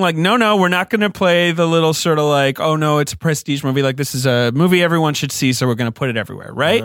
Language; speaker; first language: English; native; English